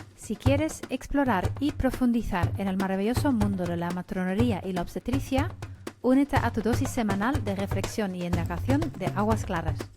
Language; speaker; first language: Spanish; non-native, fluent; Dutch